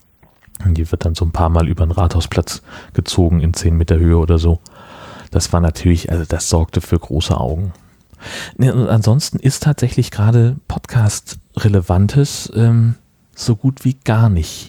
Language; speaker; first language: German; native; German